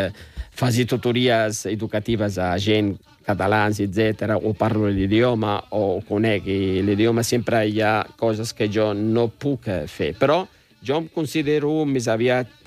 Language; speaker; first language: Catalan; non-native, fluent; Riffian